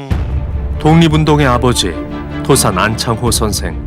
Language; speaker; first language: Korean; native; Korean